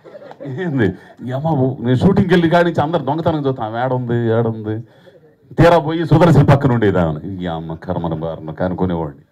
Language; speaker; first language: Telugu; native; Telugu